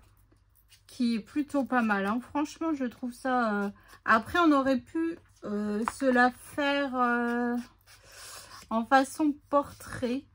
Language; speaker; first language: French; native; French